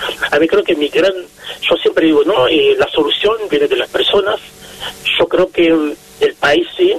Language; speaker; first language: Spanish; non-native, fluent; Haitian Creole